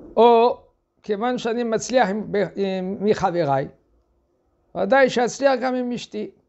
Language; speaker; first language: Hebrew; non-native, fluent; French